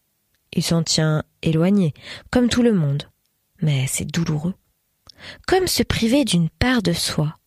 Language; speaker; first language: French; native; French